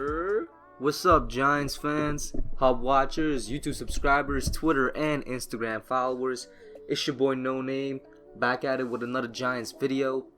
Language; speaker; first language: English; native; English